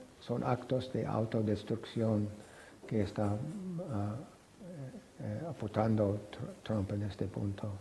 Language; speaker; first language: Spanish; non-native, fluent; English